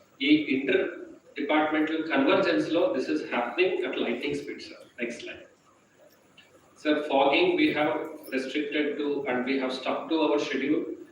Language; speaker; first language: English; non-native, local second language; Telugu